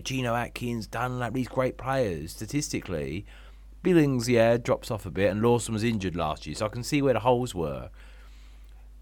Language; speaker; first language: English; native; English